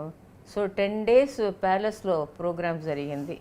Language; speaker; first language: Telugu; non-native, fluent; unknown